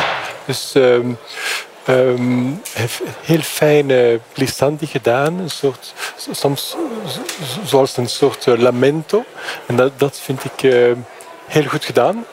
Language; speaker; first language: Dutch; non-native, fluent; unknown